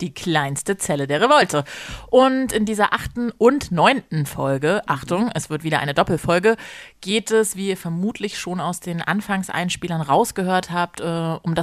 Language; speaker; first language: German; native; German